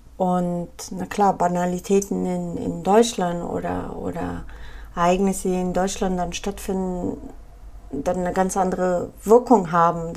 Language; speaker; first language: German; non-native, fluent; Pashto